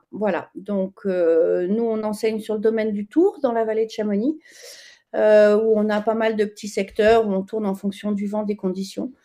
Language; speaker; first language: French; native; French